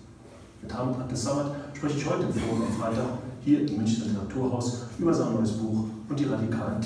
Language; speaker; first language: German; native; German